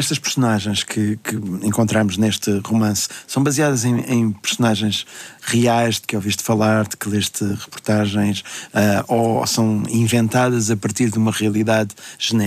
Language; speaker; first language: Portuguese; native; Portuguese